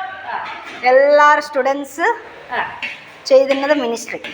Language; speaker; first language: Malayalam; non-native, local second language; Telugu